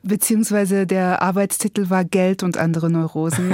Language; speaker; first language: German; native; German